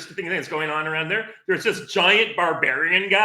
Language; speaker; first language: English; native; English